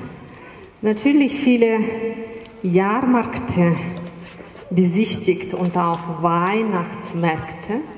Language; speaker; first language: German; non-native, fluent; Russian